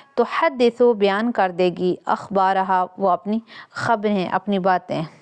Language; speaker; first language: Urdu; non-native, local second language; Punjabi